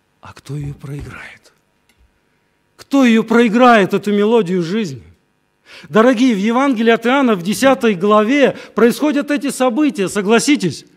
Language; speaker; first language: Russian; native; Russian